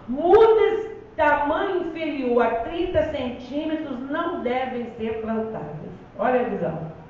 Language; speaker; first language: Portuguese; native; Portuguese